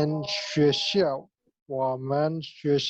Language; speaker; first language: Chinese; non-native, learner; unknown